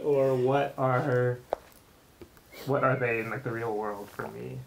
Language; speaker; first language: English; early bilingual, other home language; Armenian